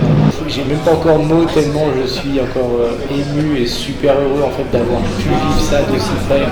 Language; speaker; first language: French; native; French